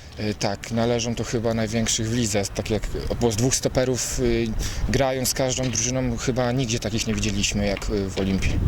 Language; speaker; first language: Polish; native; Polish